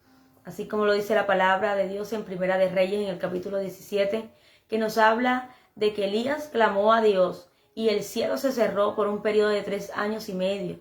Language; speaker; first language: Spanish; native; Spanish